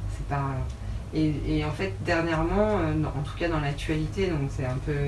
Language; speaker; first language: French; native; French